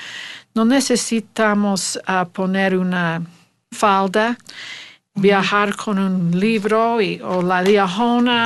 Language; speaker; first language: Spanish; non-native, learner; English